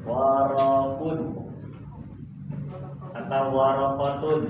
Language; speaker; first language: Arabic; non-native, fluent; Indonesian